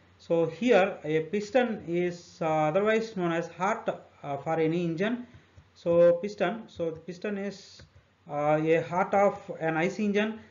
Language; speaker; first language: English; non-native, local second language; Telugu